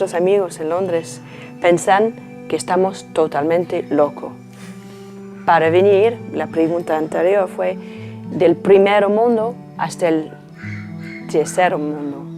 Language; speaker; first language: Spanish; non-native, learner; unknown